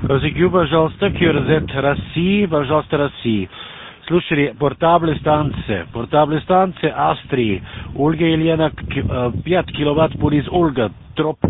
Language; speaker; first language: Russian; non-native, learner; German